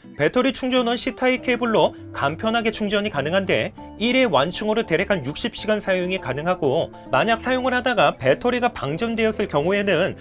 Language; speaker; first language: Korean; native; Korean